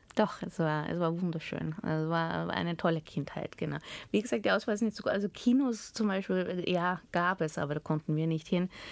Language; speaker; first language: German; early bilingual, heritage; German